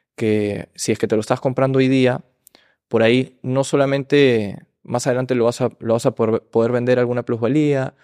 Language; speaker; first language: Spanish; early bilingual, heritage; Spanish